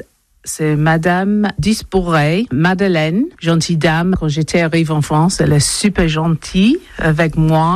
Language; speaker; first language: French; non-native, learner; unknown